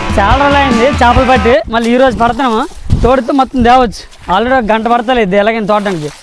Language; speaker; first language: Telugu; non-native, local second language; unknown